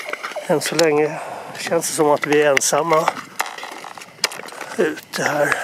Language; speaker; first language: Swedish; native; Swedish